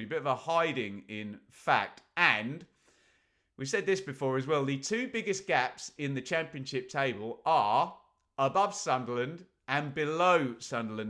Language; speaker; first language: English; native; English